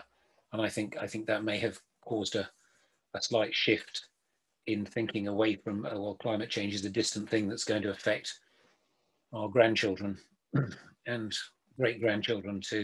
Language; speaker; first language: English; native; English